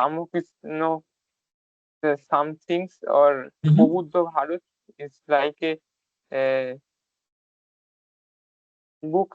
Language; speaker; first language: English; non-native, learner; Bangla